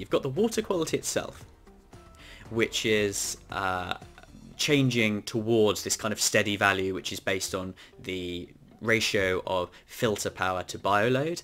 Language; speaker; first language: English; native; English